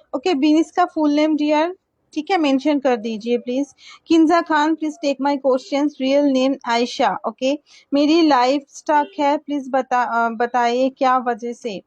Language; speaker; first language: Hindi; non-native, local second language; Bangla